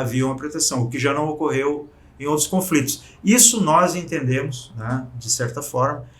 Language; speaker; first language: Portuguese; native; Portuguese